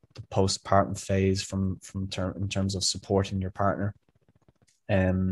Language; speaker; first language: English; native; English